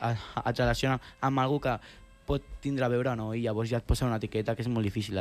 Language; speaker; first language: Catalan; non-native, local second language; Spanish